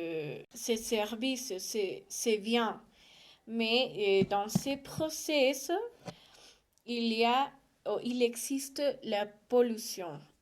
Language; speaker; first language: French; non-native, learner; Spanish